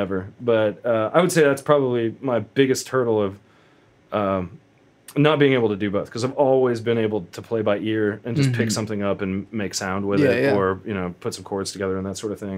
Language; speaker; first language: English; native; English